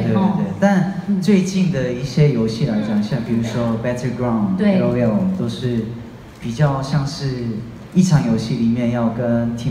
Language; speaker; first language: Chinese; native; Chinese